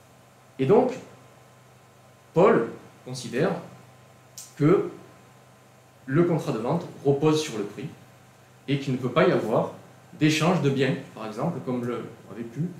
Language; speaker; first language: French; native; French